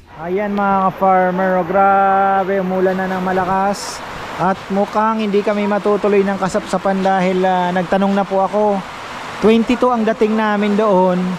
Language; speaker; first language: Filipino; non-native, local second language; Pampanga